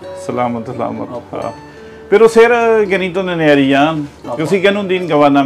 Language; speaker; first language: Filipino; non-native, learner; Punjabi